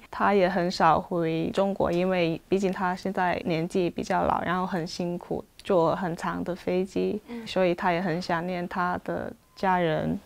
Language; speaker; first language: Chinese; non-native, fluent; Cantonese